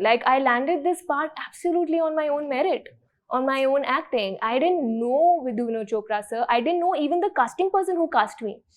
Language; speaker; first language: English; non-native, local second language; Hindi